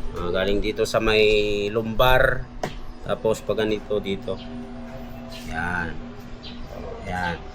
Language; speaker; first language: Filipino; non-native, local second language; Iloko